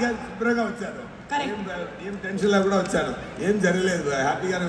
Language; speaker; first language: Telugu; non-native, learner; Tamil